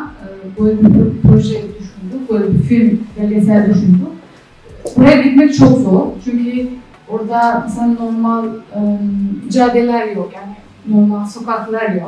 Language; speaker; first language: Turkish; non-native, fluent; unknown